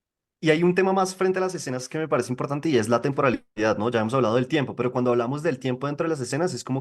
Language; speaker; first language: Spanish; native; Spanish